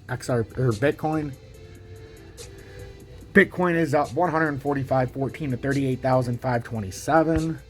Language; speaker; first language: English; native; English